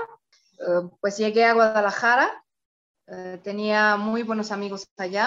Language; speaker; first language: Spanish; non-native, fluent; Romanian